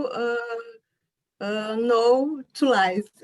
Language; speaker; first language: English; non-native, learner; Portuguese